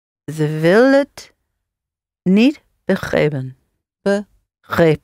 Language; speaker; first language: Dutch; non-native, learner; English